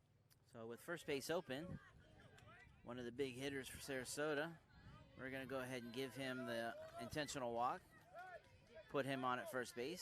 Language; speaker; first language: English; native; English